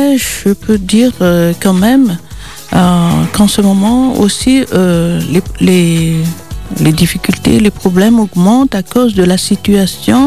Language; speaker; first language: French; non-native, local second language; Malagasy